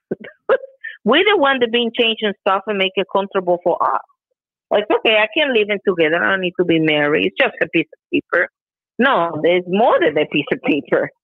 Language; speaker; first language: English; non-native, fluent; Spanish